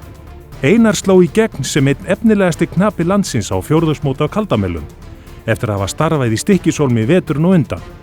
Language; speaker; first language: Icelandic; native; Icelandic